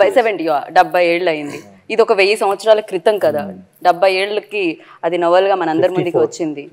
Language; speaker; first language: Telugu; native; Telugu